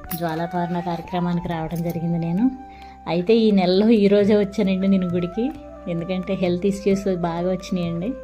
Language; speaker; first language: Telugu; native; Telugu